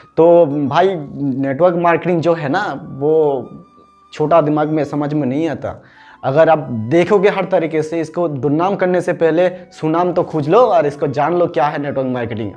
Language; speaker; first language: Hindi; non-native, local second language; Bangla